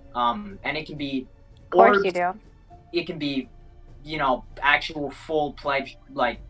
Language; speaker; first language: English; native; English